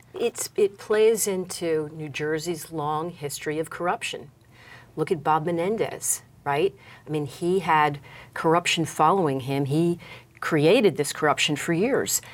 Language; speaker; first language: English; native; English